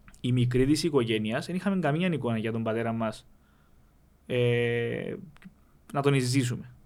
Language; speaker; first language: Greek; native; Greek